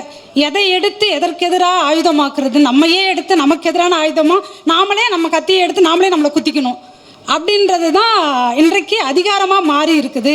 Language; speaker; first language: Tamil; native; Tamil